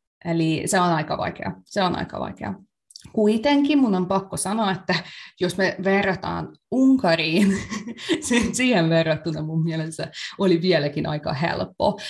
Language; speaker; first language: Finnish; non-native, fluent; Hungarian